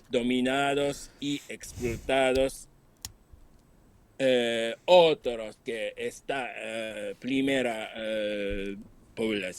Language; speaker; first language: Spanish; non-native, fluent; Japanese